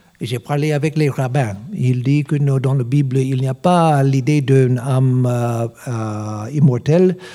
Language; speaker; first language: French; non-native, learner; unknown